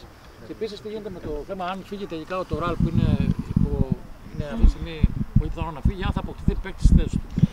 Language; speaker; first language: Greek; native; Greek